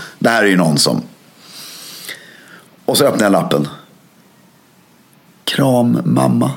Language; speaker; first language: Swedish; native; Swedish